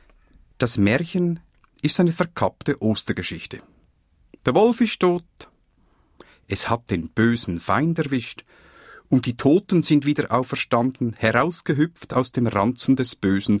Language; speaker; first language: German; native; German